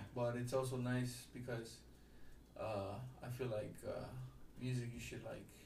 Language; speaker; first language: English; early bilingual, other home language; Spanish